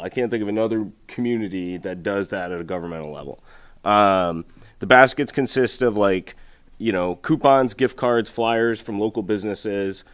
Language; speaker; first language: English; native; English